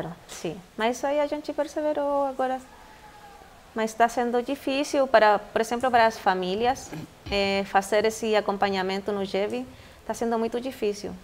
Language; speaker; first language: Portuguese; non-native, fluent; Spanish